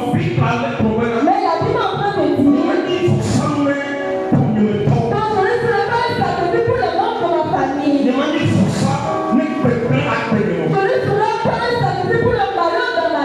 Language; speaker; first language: French; native; French